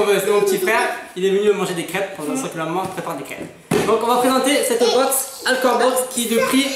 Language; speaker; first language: French; native; French